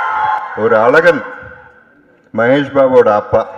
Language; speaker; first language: Tamil; non-native, local second language; Telugu